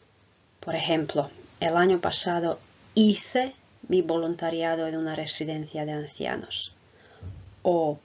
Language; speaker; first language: Spanish; non-native, fluent; Croatian